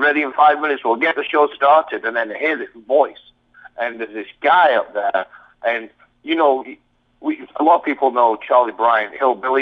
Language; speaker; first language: English; native; English